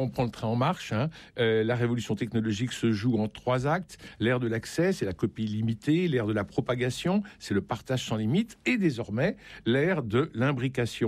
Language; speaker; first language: French; native; French